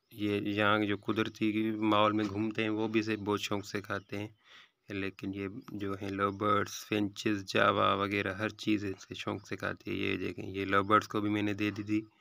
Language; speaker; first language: Urdu; non-native, local second language; Sindhi